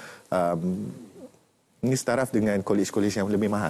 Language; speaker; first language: Malay; native; Malay